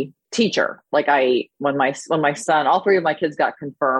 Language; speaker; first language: English; native; English